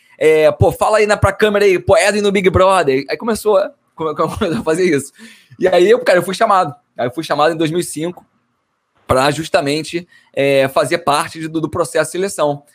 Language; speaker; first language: Portuguese; native; Portuguese